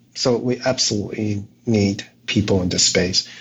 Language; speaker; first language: English; non-native, local second language; Cantonese